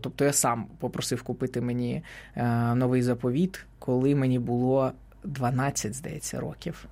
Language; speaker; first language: Ukrainian; non-native, local second language; Russian